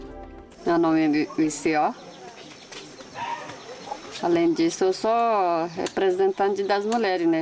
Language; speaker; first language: Portuguese; non-native, local second language; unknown